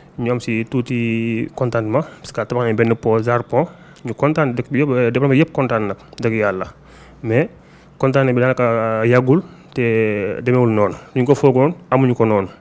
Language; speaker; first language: Wolof; non-native, local second language; Soninke